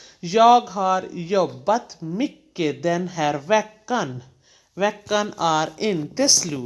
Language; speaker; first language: Swedish; non-native, fluent; Hindi